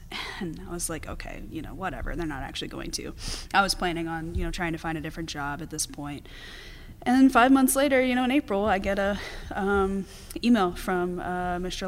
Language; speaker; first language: English; native; English